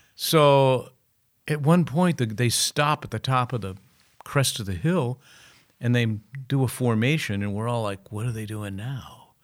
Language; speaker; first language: English; native; English